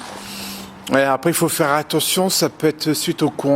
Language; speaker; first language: French; native; French